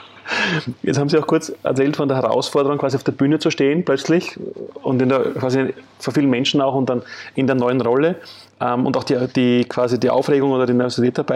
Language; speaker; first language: German; native; German